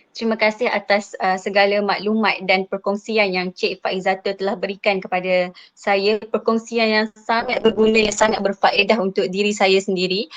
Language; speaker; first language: Malay; native; Malay